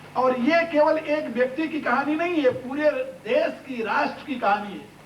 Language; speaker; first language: Hindi; native; Hindi